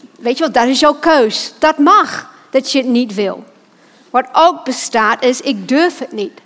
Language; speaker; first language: Dutch; non-native, fluent; English